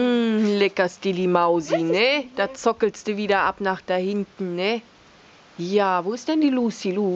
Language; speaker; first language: German; native; German